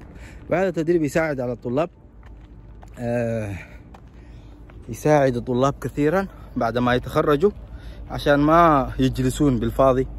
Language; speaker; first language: Arabic; non-native, local second language; Somali